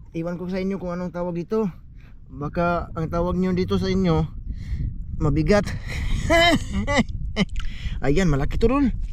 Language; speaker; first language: Filipino; non-native, local second language; Cebuano